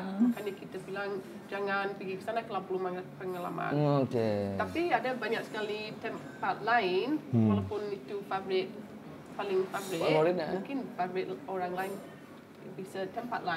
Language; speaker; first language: Indonesian; non-native, fluent; English